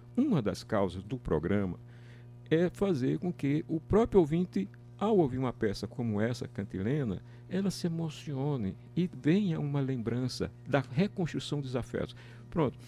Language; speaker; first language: Portuguese; native; Portuguese